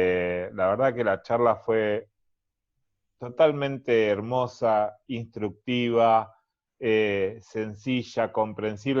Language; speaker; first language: Spanish; native; Spanish